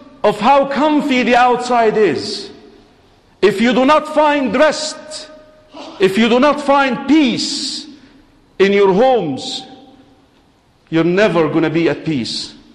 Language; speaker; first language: English; non-native, fluent; Arabic